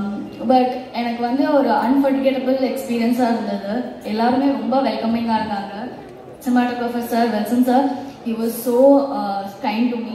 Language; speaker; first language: Tamil; non-native, fluent; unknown